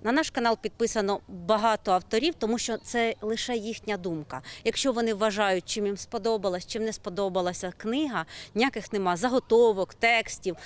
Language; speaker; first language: Ukrainian; native; Ukrainian